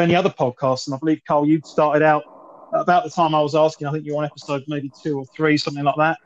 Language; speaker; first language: English; native; English